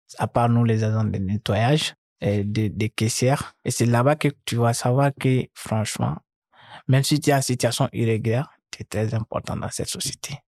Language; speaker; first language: French; non-native, local second language; Fula